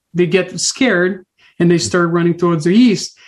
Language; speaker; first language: English; non-native, fluent; Portuguese